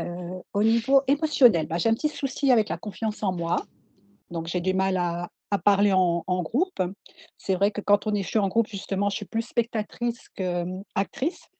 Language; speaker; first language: French; native; French